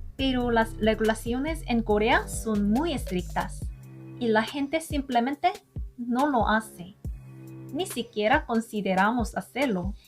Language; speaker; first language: Spanish; non-native, learner; Korean